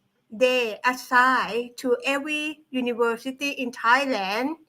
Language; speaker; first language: English; non-native, learner; Thai